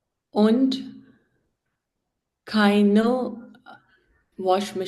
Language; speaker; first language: German; non-native, learner; Urdu